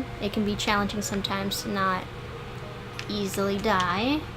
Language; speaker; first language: English; native; English